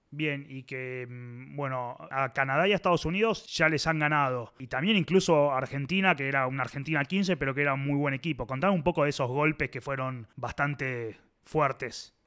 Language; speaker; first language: Spanish; native; Spanish